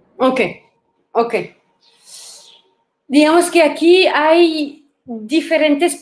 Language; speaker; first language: Spanish; non-native, fluent; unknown